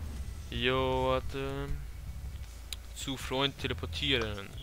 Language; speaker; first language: German; native; German